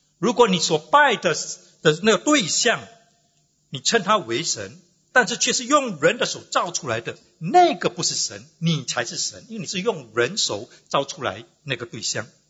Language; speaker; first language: Chinese; native; Chinese